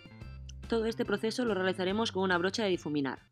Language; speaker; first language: Spanish; native; Spanish